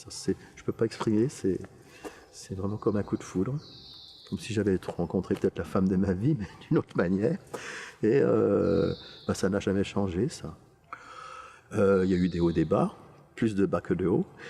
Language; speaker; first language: French; native; French